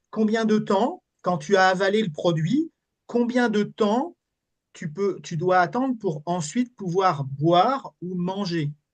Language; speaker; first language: French; native; French